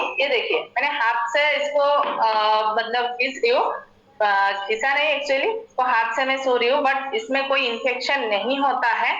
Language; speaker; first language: Hindi; non-native, local second language; Assamese